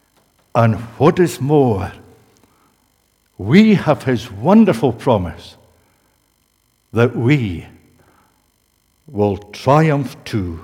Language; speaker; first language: English; native; English